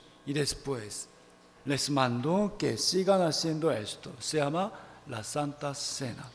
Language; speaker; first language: Spanish; non-native, fluent; Korean